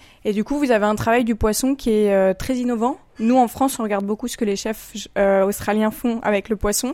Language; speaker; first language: French; native; French